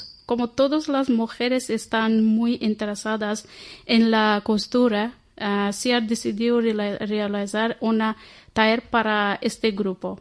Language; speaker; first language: Spanish; non-native, learner; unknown